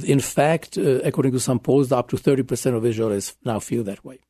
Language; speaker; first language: English; non-native, fluent; Czech